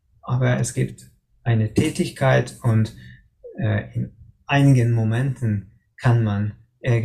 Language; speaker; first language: German; non-native, learner; Hungarian